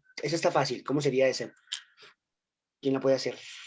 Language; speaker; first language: Spanish; native; Spanish